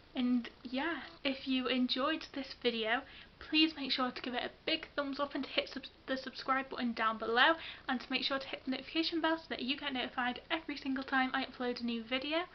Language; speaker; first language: English; native; English